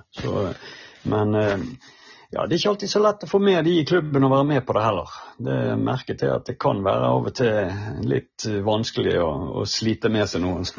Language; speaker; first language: Norwegian; native; Norwegian